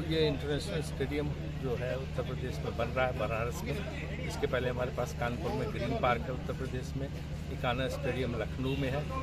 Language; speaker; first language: Hindi; native; Hindi